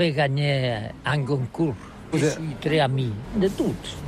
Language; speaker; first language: French; non-native, learner; Catalan